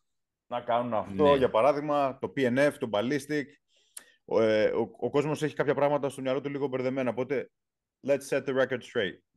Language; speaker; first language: Greek; native; Greek